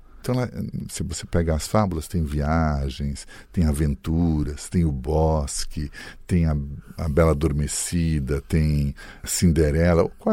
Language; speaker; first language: Portuguese; early bilingual, other home language; Italian